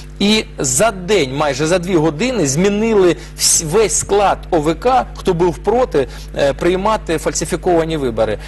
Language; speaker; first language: Ukrainian; non-native, local second language; Russian